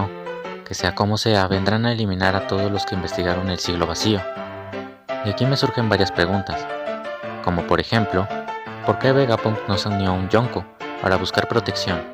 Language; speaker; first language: Spanish; native; Spanish